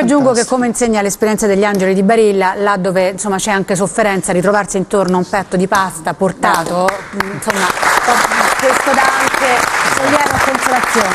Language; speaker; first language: Italian; native; Italian